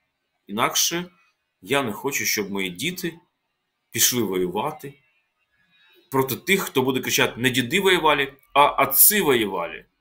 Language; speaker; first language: Ukrainian; native; Ukrainian